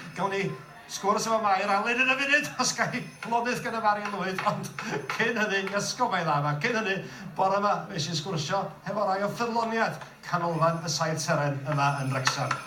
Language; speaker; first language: Welsh; native; Welsh